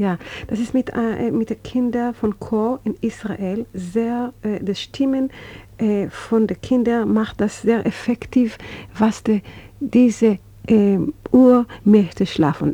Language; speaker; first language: German; non-native, learner; Hebrew